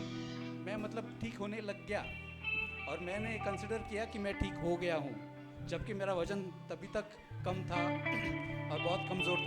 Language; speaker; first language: Hindi; non-native, local second language; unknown